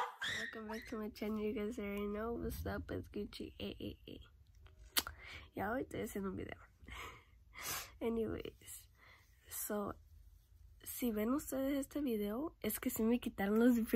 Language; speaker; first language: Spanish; early bilingual, other home language; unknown